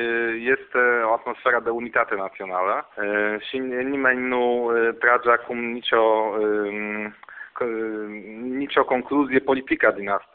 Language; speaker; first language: Romanian; non-native, fluent; Polish